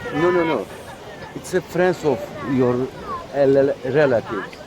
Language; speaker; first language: English; non-native, learner; Turkish